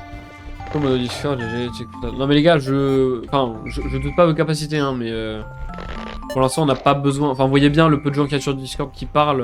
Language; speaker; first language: French; native; French